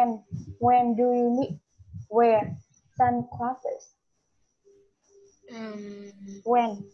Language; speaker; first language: English; non-native, learner; Vietnamese